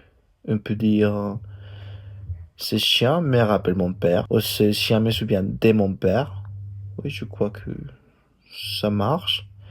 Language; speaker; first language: French; non-native, fluent; Spanish